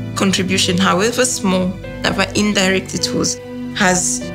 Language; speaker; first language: English; non-native, local second language; Kinyarwanda